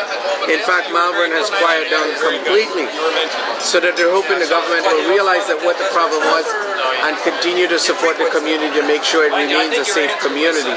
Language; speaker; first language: English; native; English